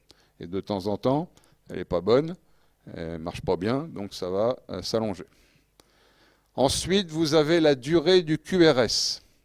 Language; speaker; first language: French; native; French